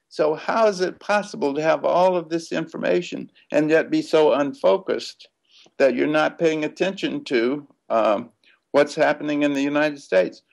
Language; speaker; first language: English; native; English